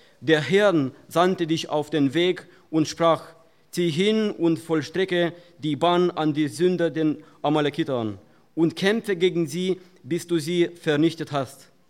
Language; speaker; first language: German; non-native, fluent; Russian